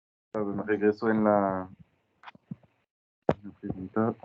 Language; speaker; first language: Spanish; non-native, learner; French